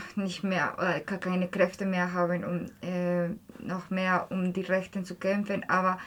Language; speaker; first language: German; non-native, fluent; Spanish